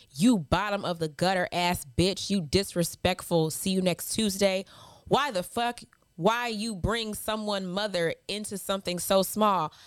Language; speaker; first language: English; early bilingual, other home language; Yoruba